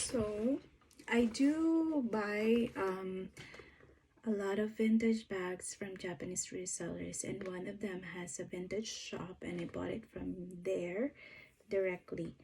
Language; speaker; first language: English; non-native, fluent; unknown